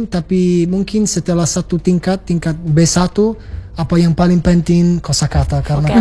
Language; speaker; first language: Indonesian; non-native, fluent; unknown